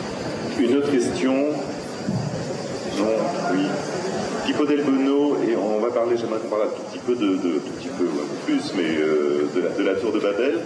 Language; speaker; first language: French; native; French